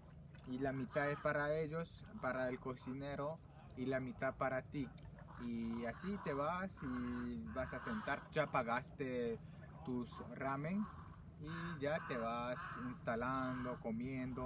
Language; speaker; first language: Spanish; non-native, fluent; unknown